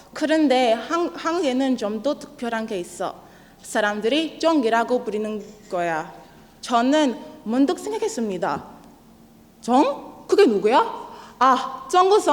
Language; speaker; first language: Korean; non-native, learner; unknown